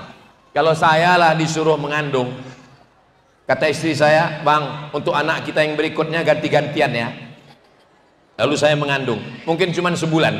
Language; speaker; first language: Indonesian; native; Indonesian